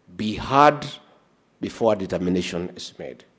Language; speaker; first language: English; non-native, local second language; Kikuyu